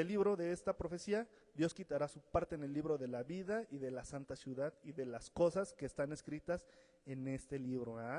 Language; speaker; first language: Spanish; native; Spanish